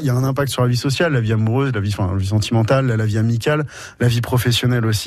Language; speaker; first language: French; native; French